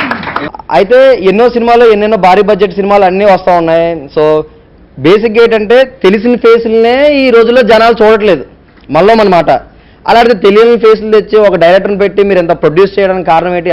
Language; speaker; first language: Telugu; native; Telugu